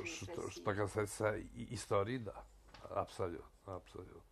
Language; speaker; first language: Russian; non-native, fluent; Polish